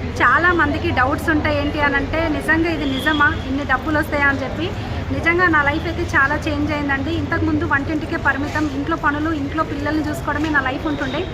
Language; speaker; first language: Telugu; native; Telugu